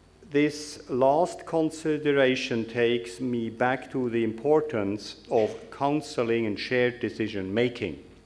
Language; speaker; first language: English; non-native, fluent; German